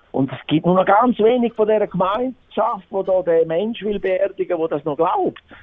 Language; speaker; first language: German; native; German